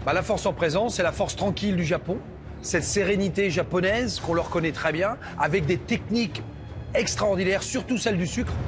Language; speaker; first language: French; native; French